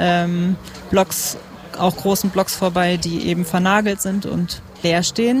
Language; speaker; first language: German; native; German